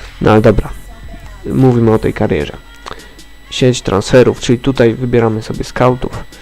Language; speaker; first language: Polish; native; Polish